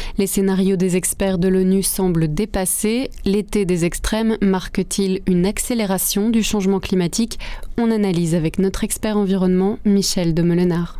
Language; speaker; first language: French; native; French